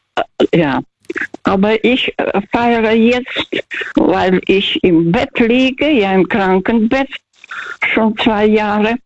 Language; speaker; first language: German; non-native, fluent; Russian